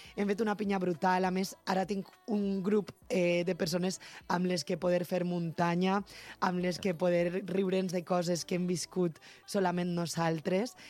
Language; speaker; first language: Catalan; native; Catalan